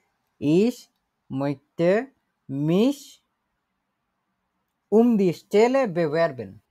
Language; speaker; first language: German; non-native, fluent; Bangla